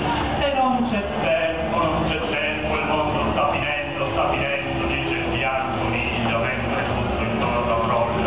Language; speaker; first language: Italian; native; Italian